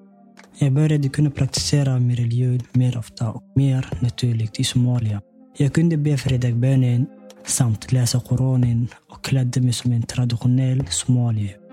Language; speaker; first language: Swedish; early bilingual, other home language; Somali